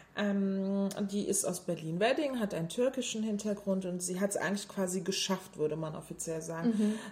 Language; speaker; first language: German; early bilingual, other home language; Turkish